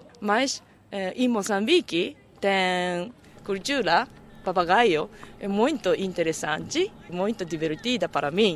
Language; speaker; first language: Portuguese; non-native, learner; Japanese